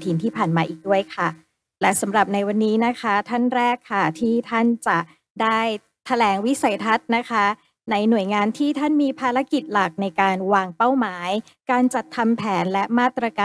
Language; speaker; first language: Thai; native; Thai